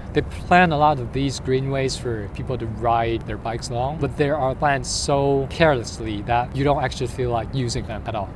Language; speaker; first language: English; non-native, fluent; Chinese